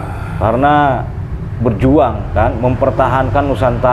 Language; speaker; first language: Indonesian; native; Indonesian